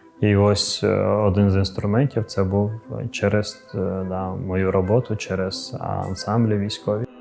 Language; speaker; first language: Ukrainian; non-native, local second language; Crimean Tatar